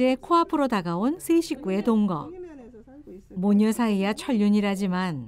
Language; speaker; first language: Korean; native; Korean